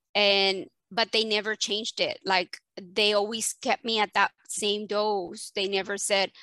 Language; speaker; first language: English; early bilingual, other home language; Spanish